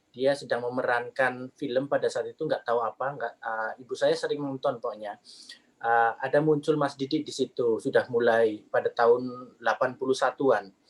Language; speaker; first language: Indonesian; non-native, local second language; Javanese